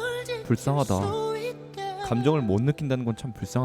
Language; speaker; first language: Korean; native; Korean